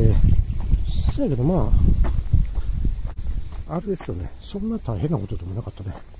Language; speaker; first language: Japanese; native; Japanese